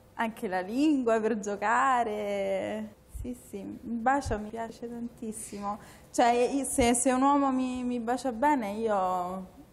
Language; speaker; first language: Italian; non-native, local second language; Sicilian